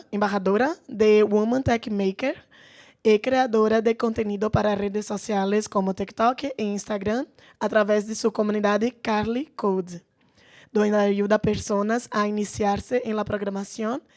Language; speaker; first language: Spanish; non-native, learner; Portuguese